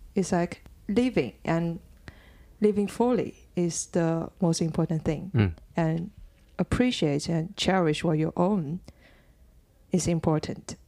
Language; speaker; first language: English; non-native, fluent; Chinese